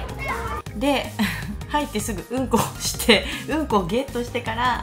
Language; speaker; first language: Japanese; native; Japanese